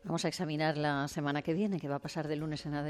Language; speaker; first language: Spanish; native; Spanish